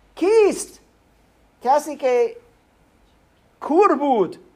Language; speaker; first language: Persian; non-native, learner; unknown